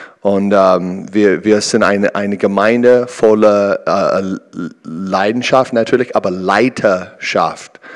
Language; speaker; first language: German; non-native, learner; English